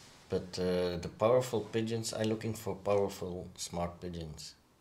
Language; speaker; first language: English; non-native, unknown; Dutch